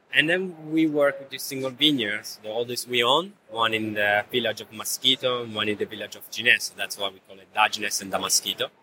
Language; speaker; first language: English; non-native, fluent; Italian